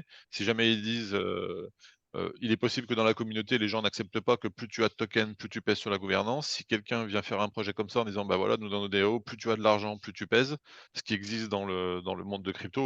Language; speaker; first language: French; native; French